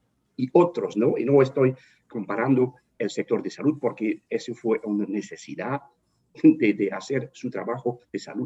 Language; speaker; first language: Spanish; non-native, fluent; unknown